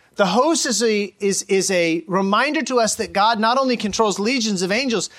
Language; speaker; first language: English; native; English